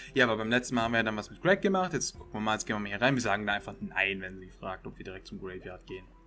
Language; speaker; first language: German; native; German